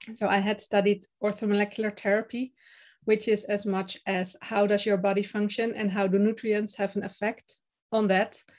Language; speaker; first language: English; non-native, fluent; Dutch